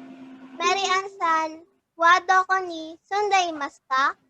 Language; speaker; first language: Japanese; non-native, learner; Filipino